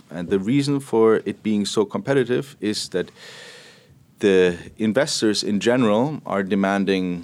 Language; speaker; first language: English; non-native, fluent; German